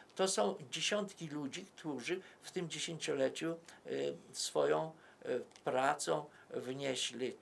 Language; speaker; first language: Polish; native; Polish